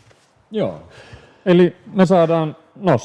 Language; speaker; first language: Finnish; native; Finnish